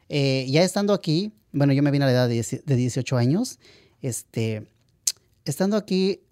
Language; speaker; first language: Spanish; native; Spanish